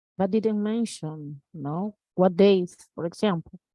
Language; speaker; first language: English; non-native, learner; Spanish